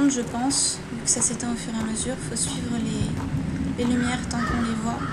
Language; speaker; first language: French; native; French